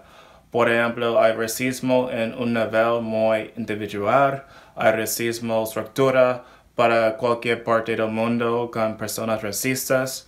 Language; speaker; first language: Spanish; non-native, learner; English